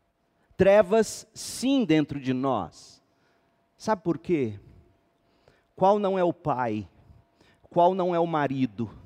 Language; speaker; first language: Portuguese; native; Portuguese